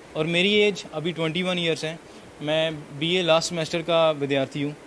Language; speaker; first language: Hindi; native; Hindi